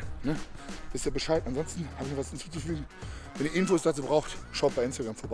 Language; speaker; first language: German; native; German